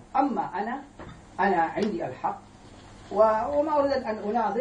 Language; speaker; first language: Arabic; non-native, fluent; Morisyen